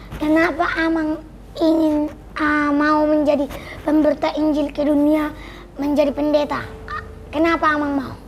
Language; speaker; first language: Indonesian; native; Indonesian